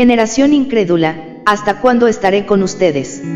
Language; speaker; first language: Spanish; native; Spanish